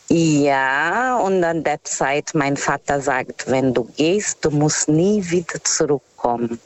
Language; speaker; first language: German; non-native, fluent; Portuguese